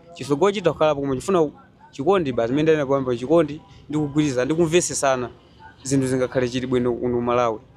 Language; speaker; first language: Nyanja; native; Nyanja